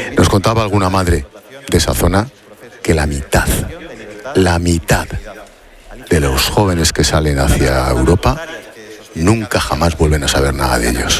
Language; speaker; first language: Spanish; native; Spanish